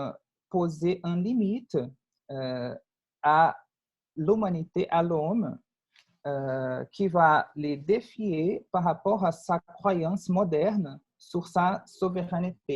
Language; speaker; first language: French; non-native, fluent; Portuguese